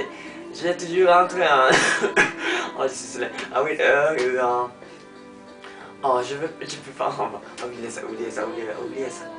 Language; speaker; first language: French; non-native, learner; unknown